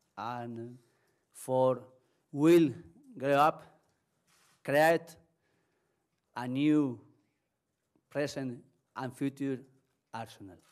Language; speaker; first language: English; non-native, learner; Spanish